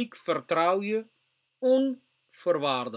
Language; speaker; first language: Dutch; non-native, fluent; Somali